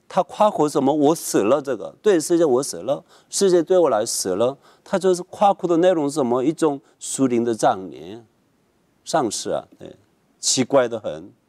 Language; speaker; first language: Chinese; non-native, fluent; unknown